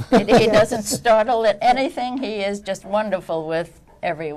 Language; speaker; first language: English; native; English